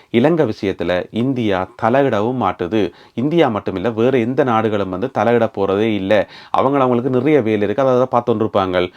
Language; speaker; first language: Tamil; native; Tamil